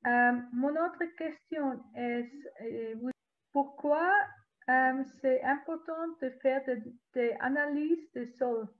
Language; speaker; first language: French; non-native, learner; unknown